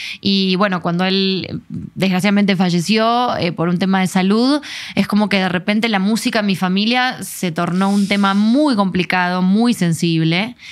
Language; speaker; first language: Spanish; native; Spanish